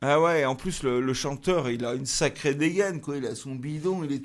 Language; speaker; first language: French; native; French